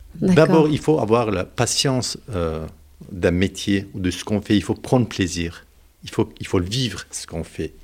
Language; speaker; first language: French; non-native, fluent; Turkish